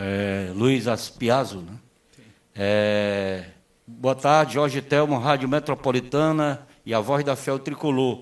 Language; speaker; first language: Portuguese; native; Portuguese